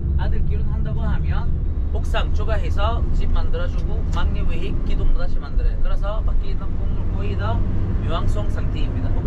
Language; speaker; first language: Korean; non-native, fluent; Arabic